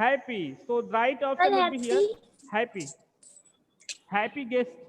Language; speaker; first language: English; non-native, local second language; Hindi